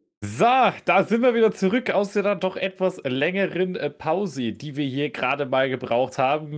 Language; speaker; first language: German; native; German